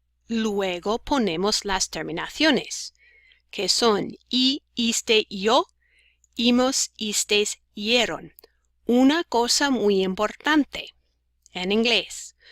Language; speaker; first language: Spanish; non-native, fluent; English